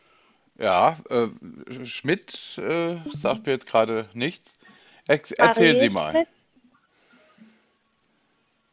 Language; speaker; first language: German; native; German